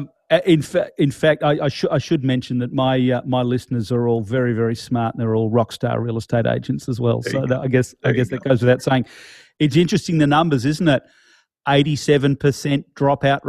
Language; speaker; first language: English; native; English